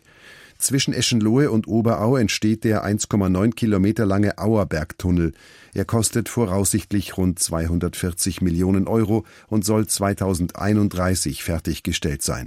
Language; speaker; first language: German; native; German